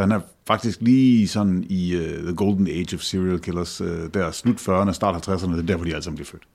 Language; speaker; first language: Danish; native; Danish